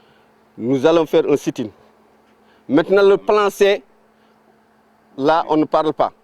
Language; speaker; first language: French; non-native, local second language; Fula